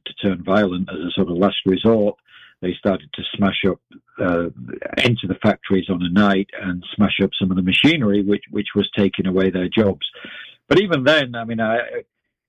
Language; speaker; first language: English; native; English